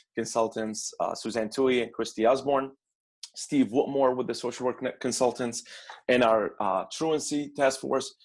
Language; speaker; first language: English; non-native, fluent; Arabic